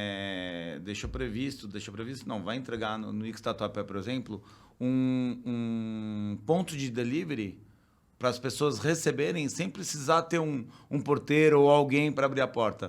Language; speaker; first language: Portuguese; native; Portuguese